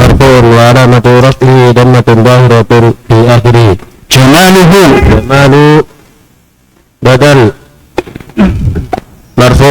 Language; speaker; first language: Arabic; non-native, learner; Indonesian